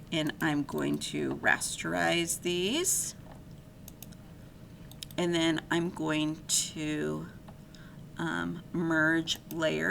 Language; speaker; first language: English; native; English